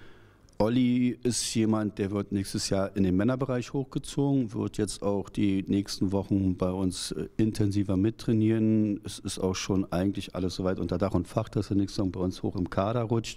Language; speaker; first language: German; native; German